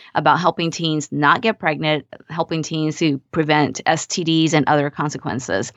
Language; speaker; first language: English; early bilingual, other home language; Vietnamese